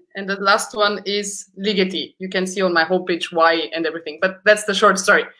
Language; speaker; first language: English; early bilingual, other home language; Romanian